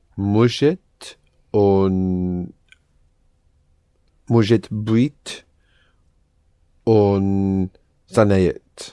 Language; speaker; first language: Russian; non-native, learner; English